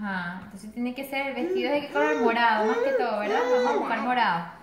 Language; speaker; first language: Spanish; native; Spanish